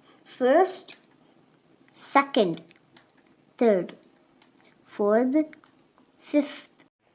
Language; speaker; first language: English; non-native, local second language; Urdu